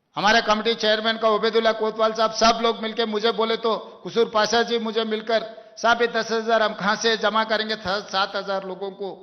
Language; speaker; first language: Hindi; non-native, local second language; Telugu